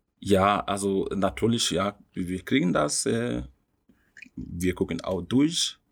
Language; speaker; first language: German; non-native, fluent; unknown